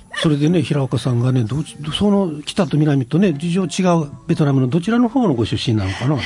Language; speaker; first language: Japanese; native; Japanese